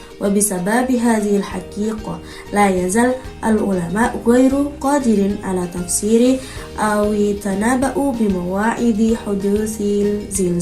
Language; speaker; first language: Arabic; non-native, learner; Indonesian